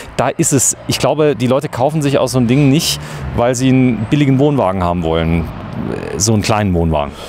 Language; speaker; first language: German; native; German